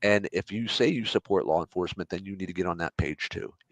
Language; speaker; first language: English; native; English